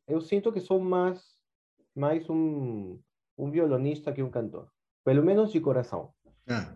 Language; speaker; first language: Portuguese; non-native, fluent; Spanish